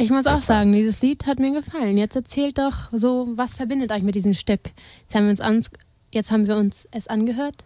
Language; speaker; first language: German; native; German